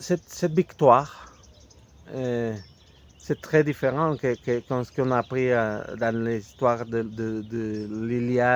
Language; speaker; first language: French; non-native, fluent; Spanish